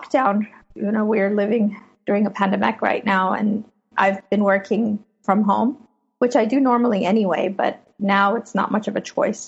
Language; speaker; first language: English; early bilingual, other home language; Persian